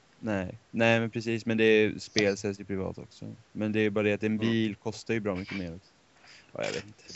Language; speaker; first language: Swedish; native; Swedish